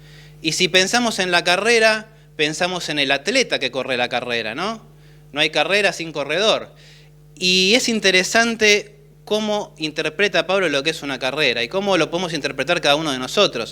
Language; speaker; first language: Spanish; native; Spanish